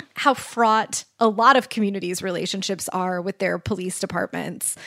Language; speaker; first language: English; native; English